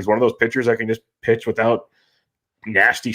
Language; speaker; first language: English; native; English